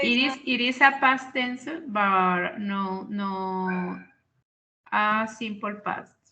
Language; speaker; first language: English; non-native, learner; Spanish